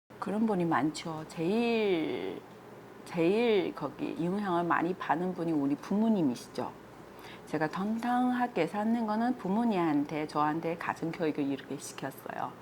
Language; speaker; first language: Korean; non-native, fluent; Chinese